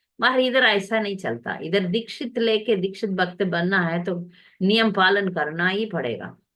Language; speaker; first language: Hindi; non-native, local second language; Tamil